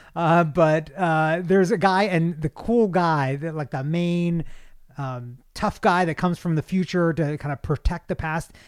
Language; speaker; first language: English; native; English